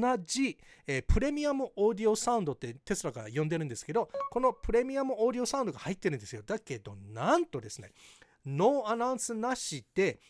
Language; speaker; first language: Japanese; early bilingual, heritage; Japanese